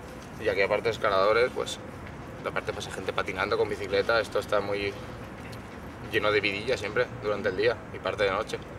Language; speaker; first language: Spanish; native; Spanish